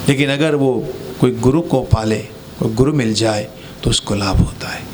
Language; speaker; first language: Hindi; non-native, local second language; Gujarati